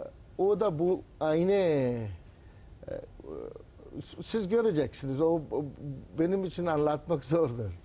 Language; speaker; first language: Turkish; non-native, learner; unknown